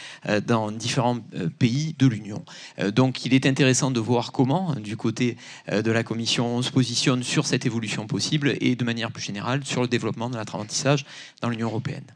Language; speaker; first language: French; native; French